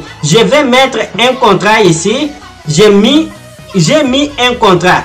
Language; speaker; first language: French; non-native, learner; Portuguese